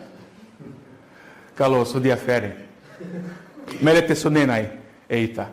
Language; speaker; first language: Greek; non-native, fluent; Portuguese